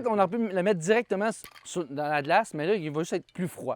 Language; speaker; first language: French; native; French